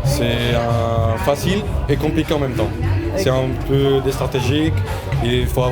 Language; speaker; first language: French; non-native, learner; Spanish